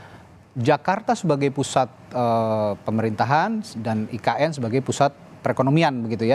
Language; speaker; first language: Indonesian; native; Indonesian